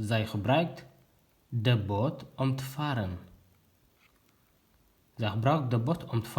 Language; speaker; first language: Dutch; non-native, learner; Tigrinya